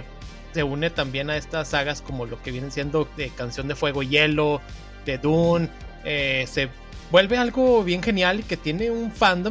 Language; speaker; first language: Spanish; native; Spanish